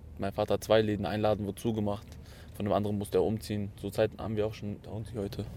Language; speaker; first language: German; early bilingual, other home language; Kurdish